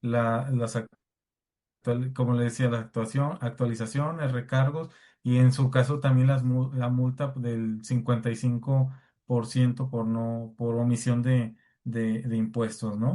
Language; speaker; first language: Spanish; native; Spanish